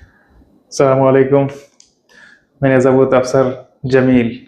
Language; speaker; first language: Russian; non-native, fluent; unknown